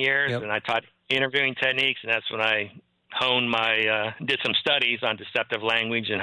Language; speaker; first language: English; native; English